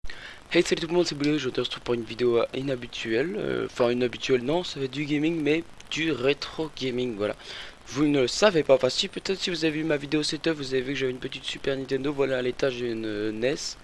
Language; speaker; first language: French; native; French